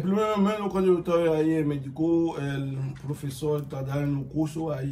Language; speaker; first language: Spanish; non-native, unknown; Haitian Creole